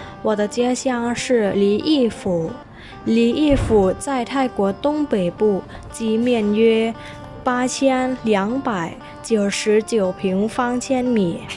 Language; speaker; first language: Chinese; non-native, learner; Thai